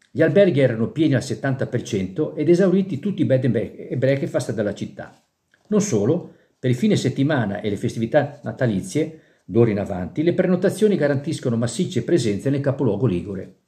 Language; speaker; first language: Italian; native; Italian